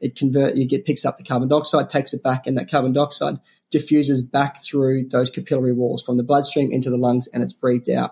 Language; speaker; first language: English; native; English